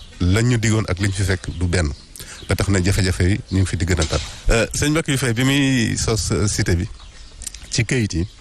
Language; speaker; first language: Wolof; native; Wolof